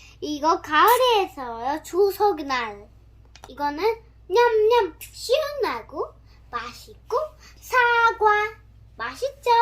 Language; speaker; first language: Korean; early bilingual, other home language; Telugu